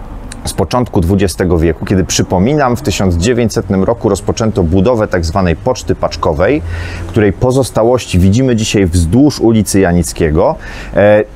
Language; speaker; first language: Polish; native; Polish